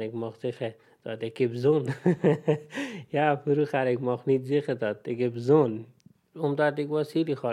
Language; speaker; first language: Dutch; non-native, learner; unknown